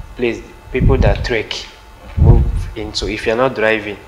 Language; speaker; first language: English; non-native, local second language; Igbo